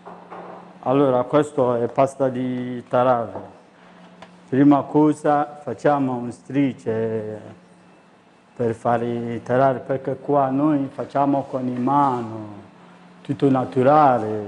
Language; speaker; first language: Italian; non-native, learner; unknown